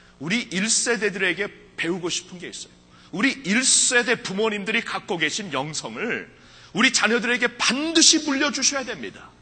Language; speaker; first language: Korean; early bilingual, heritage; Korean